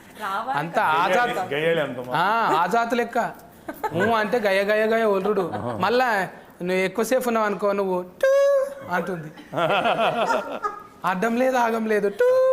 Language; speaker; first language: Telugu; native; Telugu